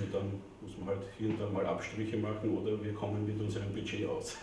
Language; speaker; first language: German; native; German